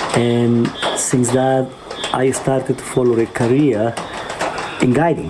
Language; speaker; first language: English; non-native, fluent; Spanish